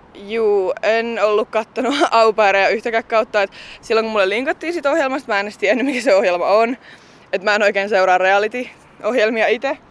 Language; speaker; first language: Finnish; native; Finnish